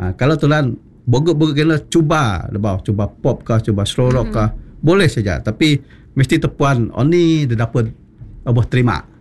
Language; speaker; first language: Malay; non-native, local second language; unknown